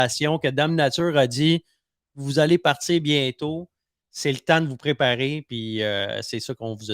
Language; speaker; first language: French; native; French